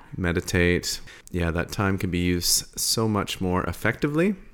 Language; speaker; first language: English; native; English